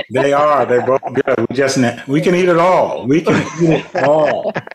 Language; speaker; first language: English; native; English